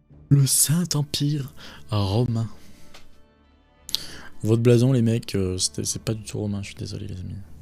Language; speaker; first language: French; native; French